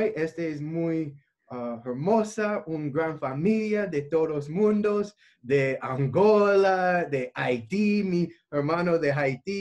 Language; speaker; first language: Spanish; non-native, learner; English